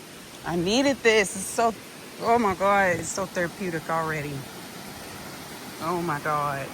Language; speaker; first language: English; native; English